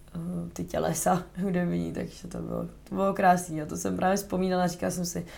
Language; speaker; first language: Czech; native; Czech